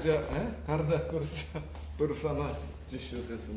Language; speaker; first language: Indonesian; non-native, learner; Japanese